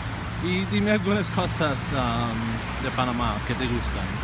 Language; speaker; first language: Spanish; non-native, fluent; English